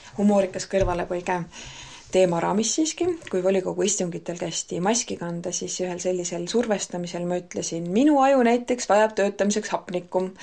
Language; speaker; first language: Estonian; native; Estonian